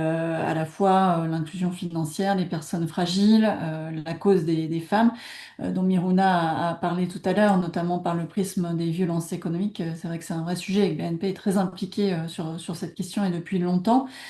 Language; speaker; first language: French; native; French